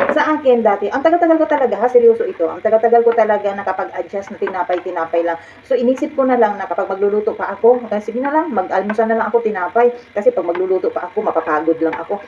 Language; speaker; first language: Filipino; native; Filipino